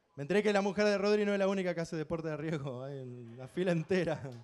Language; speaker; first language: Spanish; native; Spanish